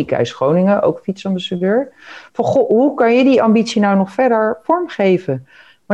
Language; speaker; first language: Dutch; native; Dutch